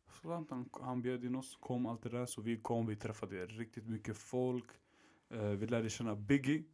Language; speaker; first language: Swedish; early bilingual, other home language; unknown